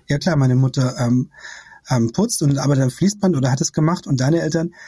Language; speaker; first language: German; native; German